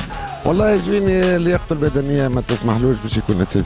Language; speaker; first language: Arabic; native; Arabic